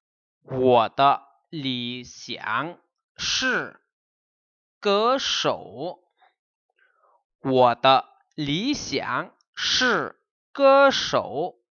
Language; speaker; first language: Chinese; non-native, fluent; Lao